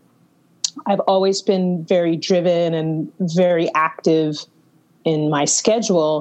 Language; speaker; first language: English; native; English